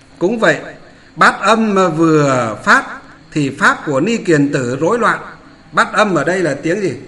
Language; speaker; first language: Vietnamese; non-native, local second language; Muong